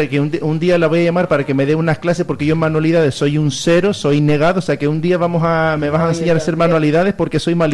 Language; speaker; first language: Spanish; native; Spanish